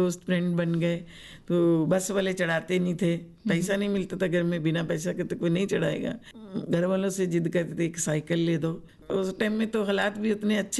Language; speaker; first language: Hindi; native; Hindi